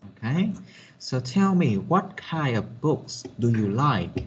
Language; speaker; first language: English; non-native, fluent; Vietnamese